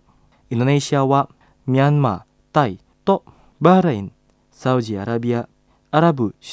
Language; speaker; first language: Japanese; non-native, fluent; Indonesian